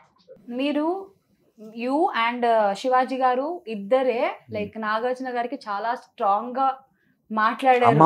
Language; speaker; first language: Telugu; native; Telugu